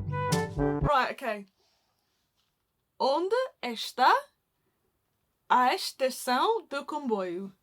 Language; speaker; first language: Portuguese; non-native, learner; English